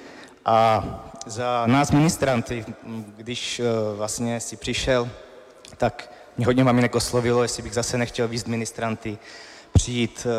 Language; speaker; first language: Czech; native; Czech